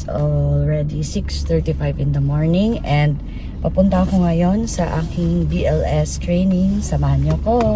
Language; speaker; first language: Filipino; native; Filipino